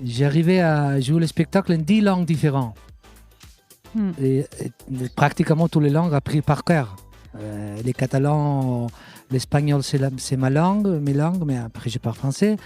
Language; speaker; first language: French; non-native, fluent; Catalan